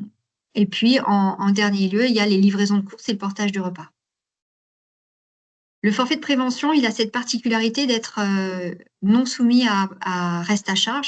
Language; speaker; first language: French; native; French